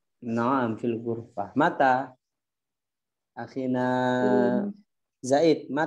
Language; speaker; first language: Arabic; non-native, fluent; Indonesian